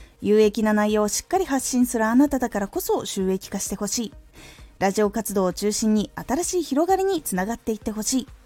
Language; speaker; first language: Japanese; native; Japanese